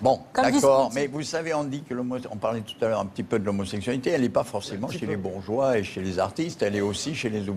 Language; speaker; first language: French; native; French